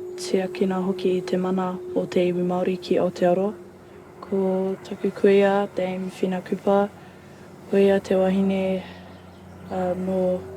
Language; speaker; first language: Māori; non-native, local second language; English